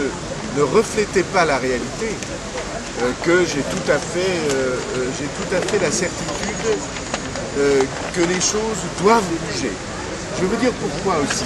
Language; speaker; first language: French; native; French